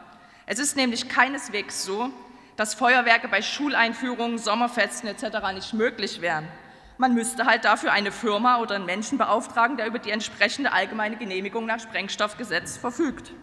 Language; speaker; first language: German; native; German